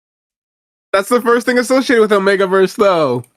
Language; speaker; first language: English; native; English